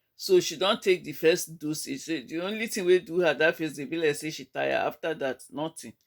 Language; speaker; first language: Nigerian Pidgin; native; Nigerian Pidgin